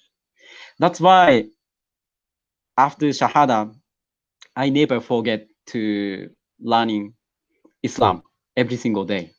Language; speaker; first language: English; non-native, learner; Japanese